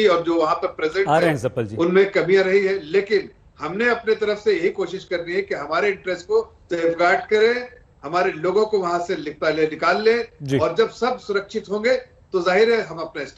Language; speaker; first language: Hindi; native; Hindi